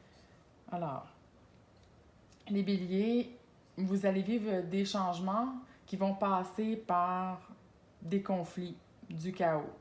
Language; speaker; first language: French; native; French